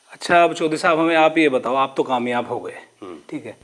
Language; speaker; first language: Hindi; native; Hindi